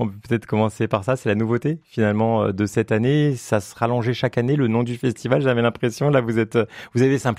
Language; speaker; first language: French; native; French